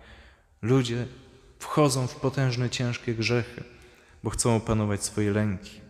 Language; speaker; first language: Polish; native; Polish